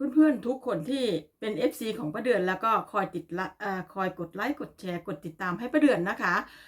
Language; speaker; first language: Thai; native; Thai